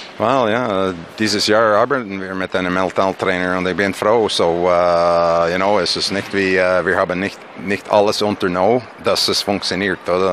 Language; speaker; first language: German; non-native, fluent; English